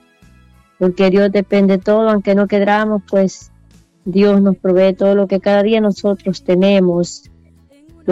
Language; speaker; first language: Spanish; native; Spanish